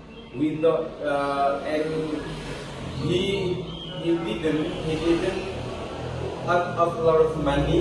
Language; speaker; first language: English; non-native, learner; Indonesian